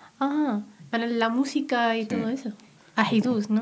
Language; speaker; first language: Spanish; non-native, local second language; Berber languages